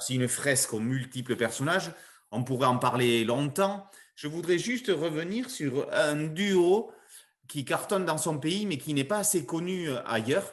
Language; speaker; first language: French; native; French